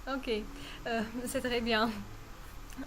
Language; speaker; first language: French; non-native, fluent; Russian